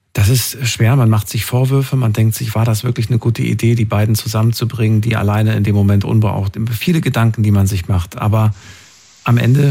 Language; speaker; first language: German; native; German